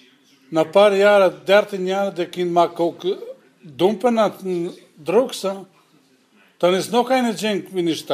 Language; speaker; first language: Dutch; non-native, learner; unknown